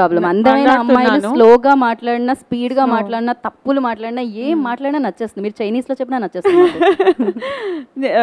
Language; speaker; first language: Telugu; native; Telugu